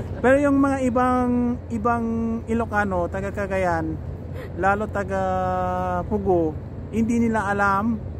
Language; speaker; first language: Filipino; non-native, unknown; Persian